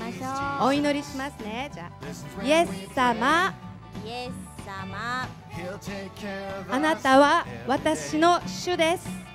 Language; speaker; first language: Japanese; native; Japanese